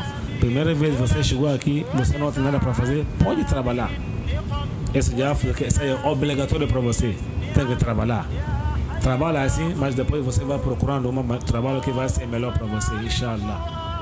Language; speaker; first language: Portuguese; non-native, learner; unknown